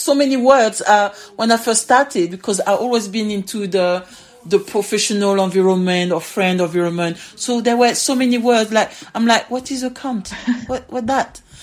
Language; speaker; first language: English; non-native, fluent; French